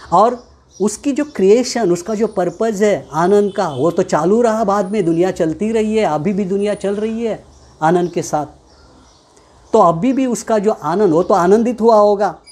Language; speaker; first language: Hindi; non-native, local second language; Marathi